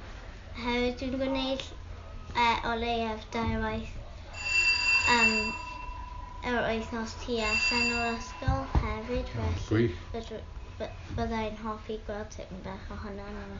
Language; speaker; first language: Welsh; non-native, local second language; English